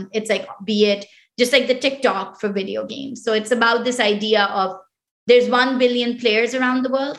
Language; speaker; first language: English; non-native, local second language; Pashto